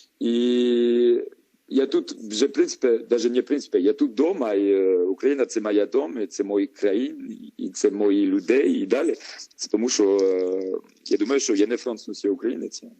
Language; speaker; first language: Ukrainian; non-native, learner; French